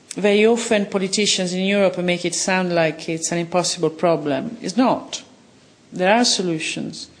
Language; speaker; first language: English; non-native, fluent; Italian